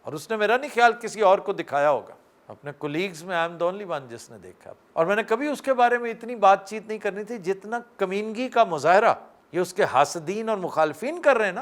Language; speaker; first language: Urdu; native; Urdu